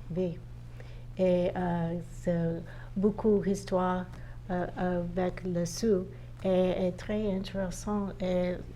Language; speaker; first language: French; non-native, learner; English